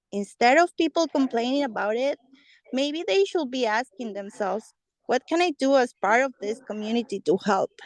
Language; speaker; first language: English; non-native, fluent; Spanish